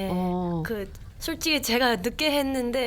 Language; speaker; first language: Korean; early bilingual, heritage; Korean